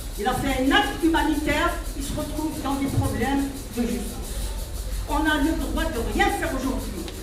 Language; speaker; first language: French; non-native, local second language; Kabyle